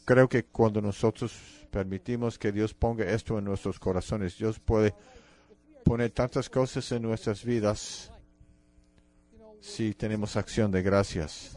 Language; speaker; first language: Spanish; non-native, fluent; English